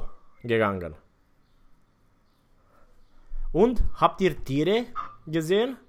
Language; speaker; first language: German; non-native, fluent; Romanian